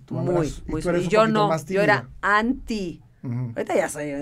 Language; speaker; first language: Spanish; native; Spanish